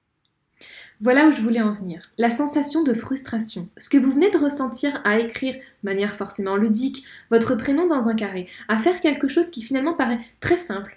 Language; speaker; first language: French; native; French